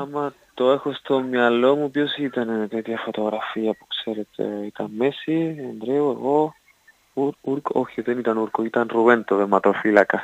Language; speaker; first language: Greek; non-native, learner; Spanish